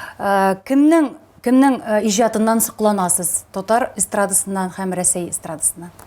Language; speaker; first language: Tatar; native; Tatar